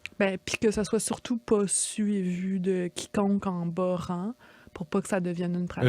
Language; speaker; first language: French; native; French